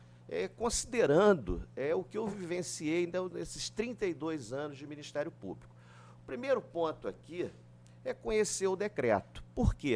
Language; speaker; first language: Portuguese; native; Portuguese